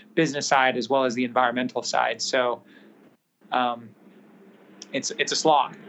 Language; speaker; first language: English; native; English